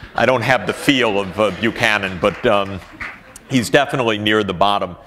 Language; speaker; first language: English; native; English